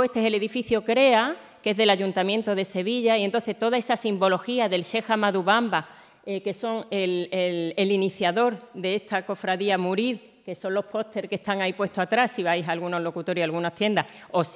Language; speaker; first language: Spanish; native; Spanish